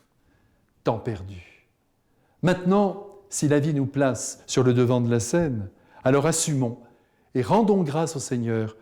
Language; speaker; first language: French; native; French